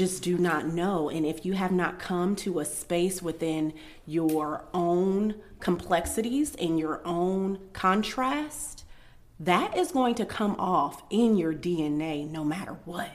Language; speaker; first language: English; native; English